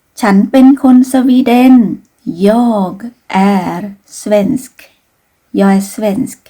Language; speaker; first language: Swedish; non-native, fluent; Thai